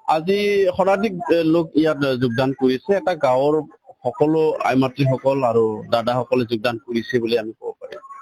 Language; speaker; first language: Assamese; non-native, local second language; Bodo